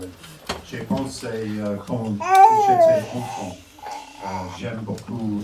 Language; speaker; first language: French; non-native, learner; English